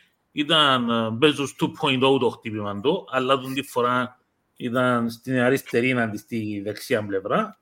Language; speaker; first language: Greek; native; Greek